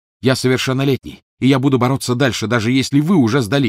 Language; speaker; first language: Russian; native; Russian